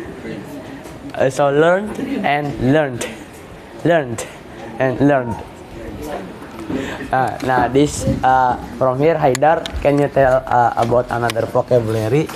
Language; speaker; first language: English; non-native, learner; Indonesian